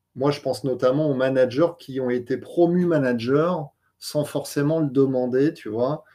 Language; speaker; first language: French; native; French